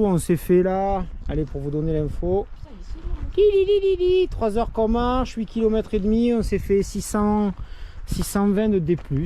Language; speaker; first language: French; native; French